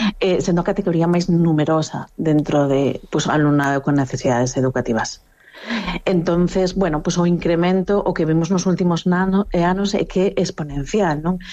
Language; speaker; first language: Galician; non-native, local second language; Spanish